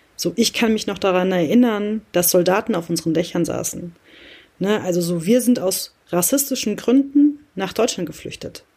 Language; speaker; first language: German; early bilingual, other home language; Kurdish